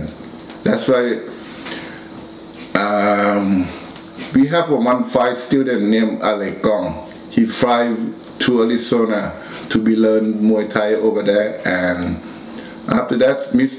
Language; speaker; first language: English; non-native, learner; Thai